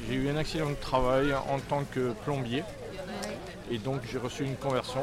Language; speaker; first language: French; native; French